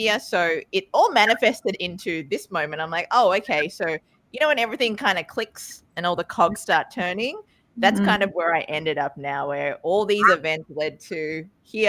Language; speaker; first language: English; native; English